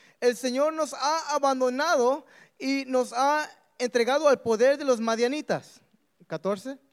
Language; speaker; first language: Spanish; early bilingual, heritage; Spanish